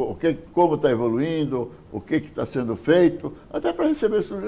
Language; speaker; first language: Portuguese; native; Portuguese